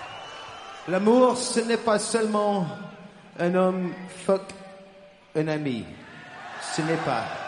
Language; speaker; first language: French; non-native, learner; English